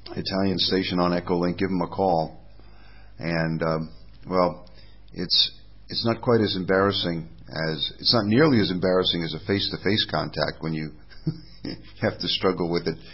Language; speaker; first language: English; native; English